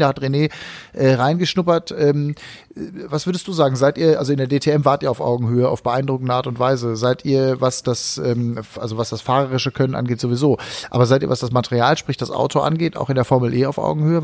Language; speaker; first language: German; native; German